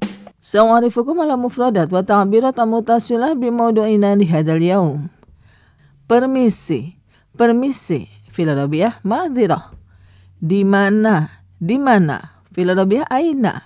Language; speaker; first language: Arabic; non-native, fluent; Indonesian